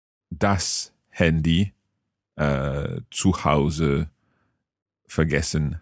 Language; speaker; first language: German; non-native, learner; English